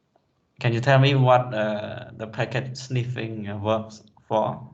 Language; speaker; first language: English; non-native, fluent; Khmer